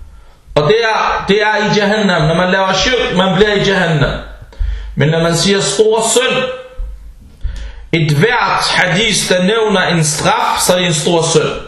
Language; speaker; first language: Danish; early bilingual, other home language; Arabic